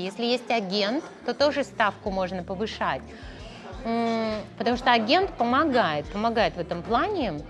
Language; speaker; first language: Russian; native; Russian